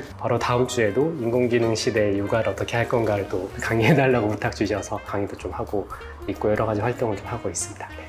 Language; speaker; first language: Korean; native; Korean